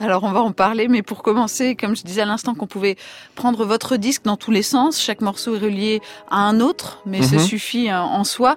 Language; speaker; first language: French; native; French